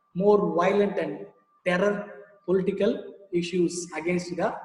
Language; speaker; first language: English; non-native, local second language; Tamil